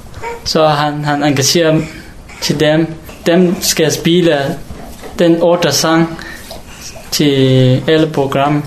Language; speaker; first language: Danish; non-native, learner; Hakha Chin